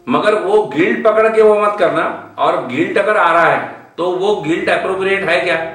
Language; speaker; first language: Hindi; non-native, local second language; Marathi